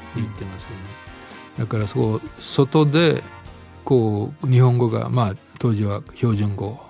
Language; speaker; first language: Japanese; native; Japanese